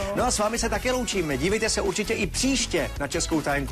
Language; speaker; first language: Czech; native; Czech